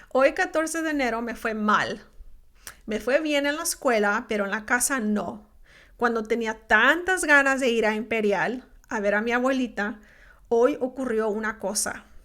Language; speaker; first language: Spanish; early bilingual, heritage; Spanish